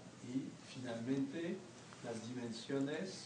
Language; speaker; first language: Spanish; non-native, fluent; French